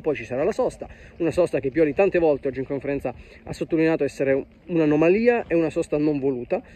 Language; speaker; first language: Italian; native; Italian